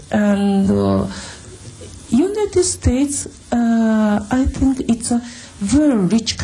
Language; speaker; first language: English; non-native, learner; Japanese